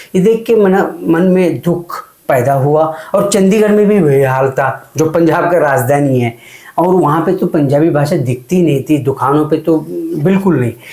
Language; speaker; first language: Hindi; non-native, local second language; Kannada